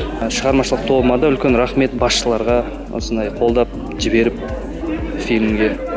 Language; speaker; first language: Kazakh; native; Kazakh